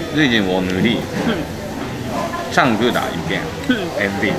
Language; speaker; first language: Chinese; non-native, learner; Japanese